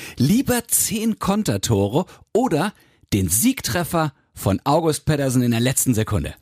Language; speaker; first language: German; native; German